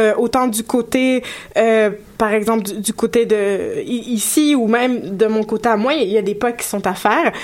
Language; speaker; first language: French; early bilingual, other home language; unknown